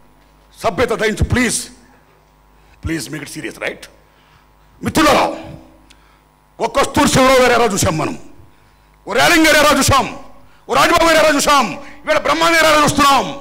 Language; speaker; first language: Telugu; native; Telugu